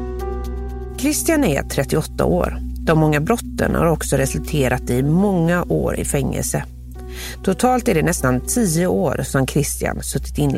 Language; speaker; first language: Swedish; native; Swedish